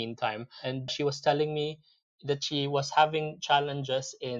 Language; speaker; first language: English; non-native, local second language; Filipino